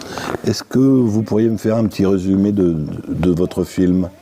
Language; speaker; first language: French; native; French